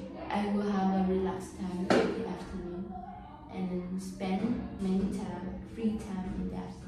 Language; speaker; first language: English; non-native, learner; Vietnamese